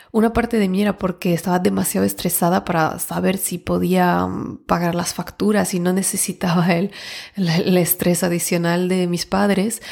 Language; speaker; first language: Spanish; non-native, fluent; French